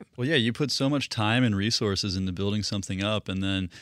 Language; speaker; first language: English; early bilingual, other home language; Russian